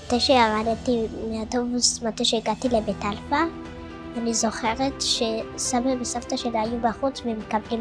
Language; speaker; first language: Hebrew; early bilingual, other home language; Amharic